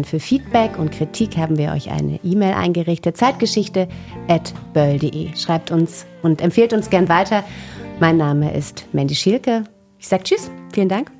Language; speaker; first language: German; native; German